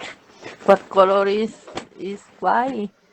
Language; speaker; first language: English; native; English